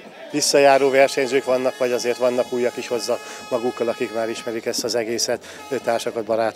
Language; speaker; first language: Hungarian; native; Hungarian